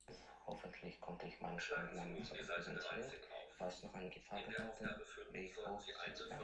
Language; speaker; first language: German; non-native, learner; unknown